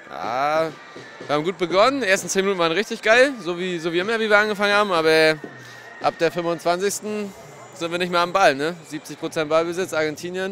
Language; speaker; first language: German; native; German